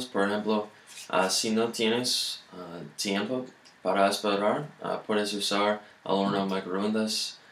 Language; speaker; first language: Spanish; non-native, learner; English